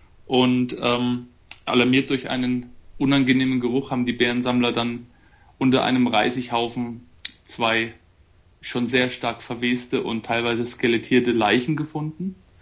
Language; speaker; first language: German; native; German